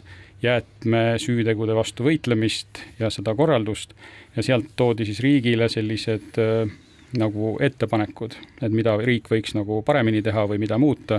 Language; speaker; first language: Estonian; native; Estonian